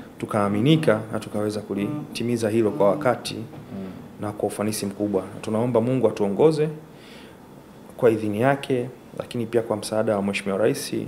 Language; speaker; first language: Swahili; native; Swahili